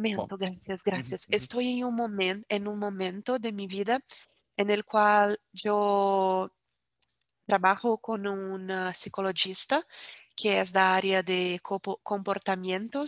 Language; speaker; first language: Spanish; non-native, fluent; Portuguese